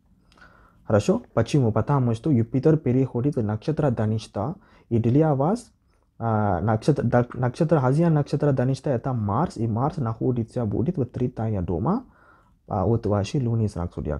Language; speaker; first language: Russian; non-native, learner; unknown